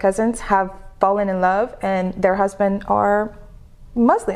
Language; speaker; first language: English; non-native, fluent; French